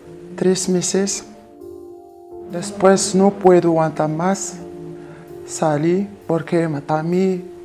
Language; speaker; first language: Spanish; non-native, learner; French